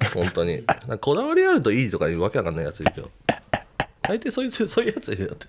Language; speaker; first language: Japanese; native; Japanese